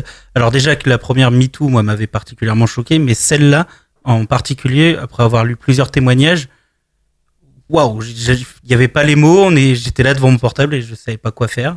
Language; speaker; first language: French; native; French